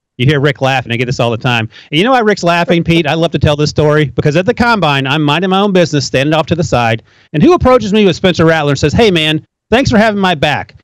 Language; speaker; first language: English; native; English